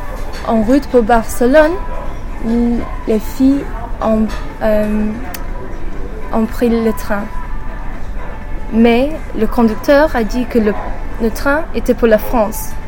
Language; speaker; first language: French; non-native, learner; English